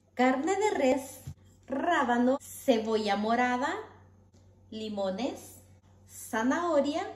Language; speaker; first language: Spanish; native; Spanish